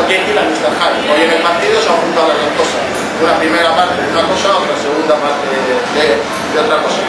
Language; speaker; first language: Spanish; native; Spanish